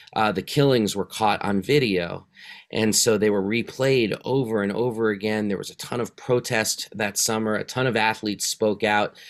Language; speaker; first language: English; native; English